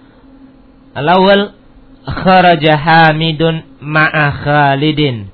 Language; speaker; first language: Arabic; non-native, fluent; Indonesian